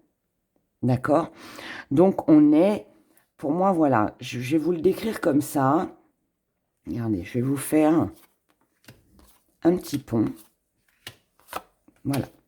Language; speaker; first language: French; native; French